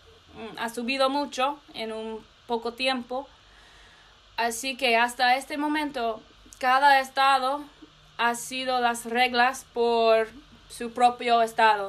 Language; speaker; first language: Spanish; non-native, learner; English